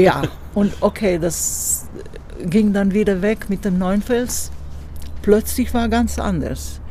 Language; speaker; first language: German; non-native, fluent; Croatian